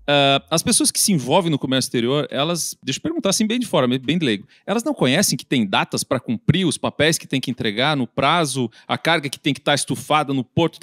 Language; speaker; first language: Portuguese; native; Portuguese